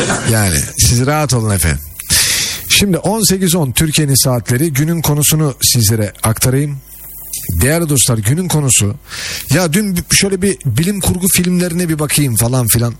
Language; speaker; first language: Turkish; native; Turkish